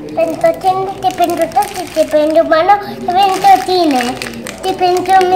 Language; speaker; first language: Romanian; early bilingual, heritage; Romanian